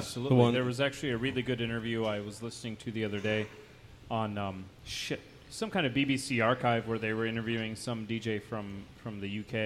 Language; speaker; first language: English; native; English